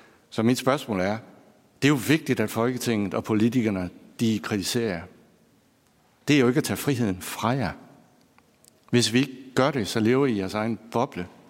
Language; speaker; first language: Danish; native; Danish